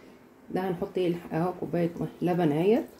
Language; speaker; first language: Arabic; native; Arabic